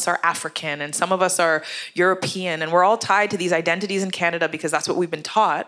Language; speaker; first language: English; native; English